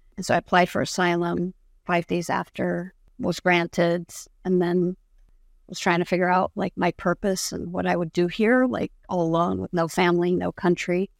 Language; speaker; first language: English; non-native, fluent; Arabic